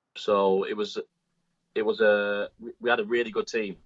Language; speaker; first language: English; native; English